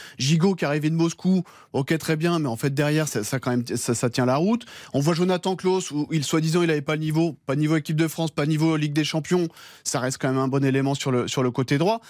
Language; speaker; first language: French; native; French